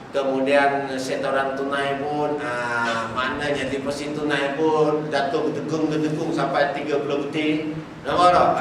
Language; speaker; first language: Malay; non-native, local second language; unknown